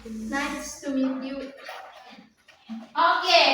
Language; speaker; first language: English; non-native, learner; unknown